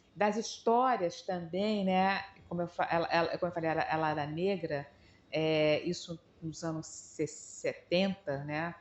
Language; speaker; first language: Portuguese; native; Portuguese